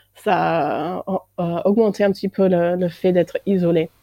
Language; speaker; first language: French; non-native, fluent; English